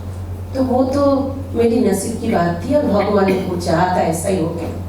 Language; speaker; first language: Hindi; non-native, local second language; Bangla